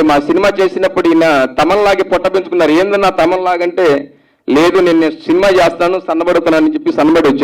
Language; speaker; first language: Telugu; native; Telugu